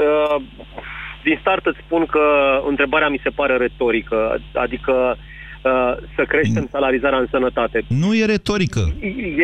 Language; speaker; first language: Romanian; native; Romanian